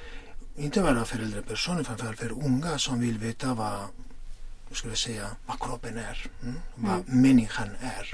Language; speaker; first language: Swedish; non-native, fluent; Spanish